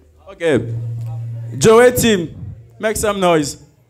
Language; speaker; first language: English; non-native, fluent; French